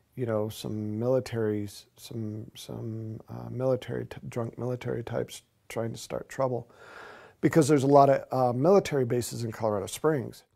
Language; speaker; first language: English; native; English